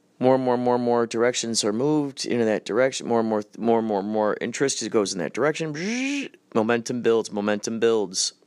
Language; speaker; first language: English; native; English